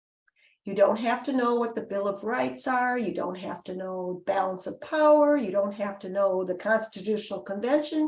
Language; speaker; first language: English; native; English